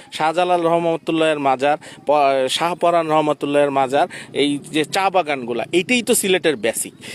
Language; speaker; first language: Bangla; native; Bangla